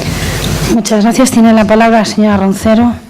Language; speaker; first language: Spanish; native; Spanish